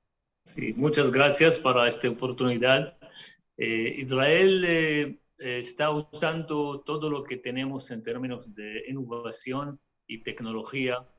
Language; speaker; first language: Spanish; non-native, fluent; Hebrew